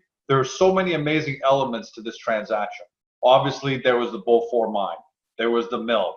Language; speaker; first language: English; native; English